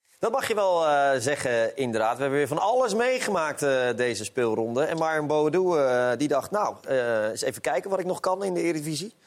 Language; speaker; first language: Dutch; native; Dutch